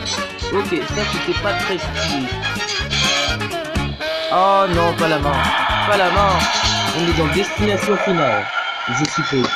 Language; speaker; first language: French; native; French